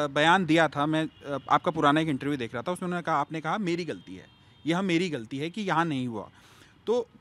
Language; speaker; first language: Hindi; native; Hindi